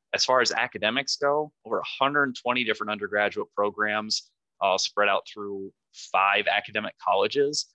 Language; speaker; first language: English; native; English